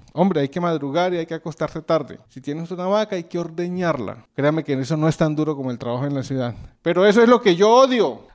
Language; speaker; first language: Spanish; native; Spanish